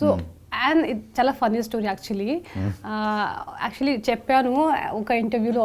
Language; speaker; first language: Telugu; non-native, learner; Hindi